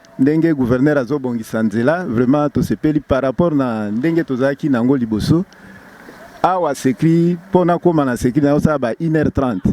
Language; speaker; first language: Lingala; native; Lingala